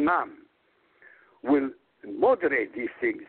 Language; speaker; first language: English; non-native, fluent; Arabic